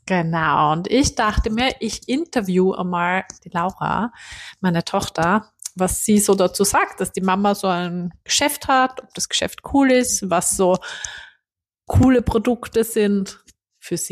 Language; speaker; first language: German; native; German